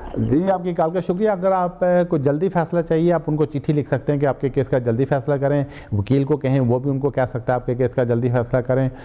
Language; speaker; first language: Hindi; non-native, local second language; Punjabi